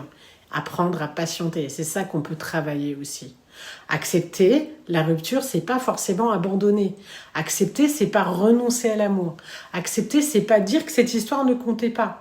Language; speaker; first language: French; native; French